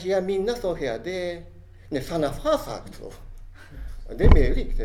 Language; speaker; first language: Swedish; non-native, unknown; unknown